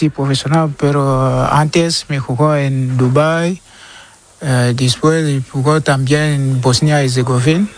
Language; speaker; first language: Spanish; non-native, learner; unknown